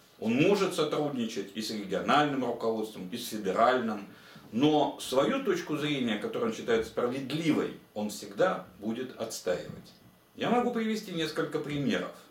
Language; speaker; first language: Russian; native; Russian